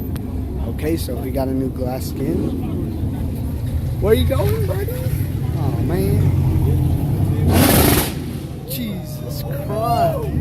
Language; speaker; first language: English; native; English